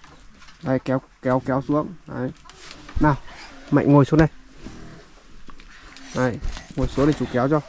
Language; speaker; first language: Vietnamese; native; Vietnamese